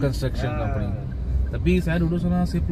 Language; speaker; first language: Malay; non-native, local second language; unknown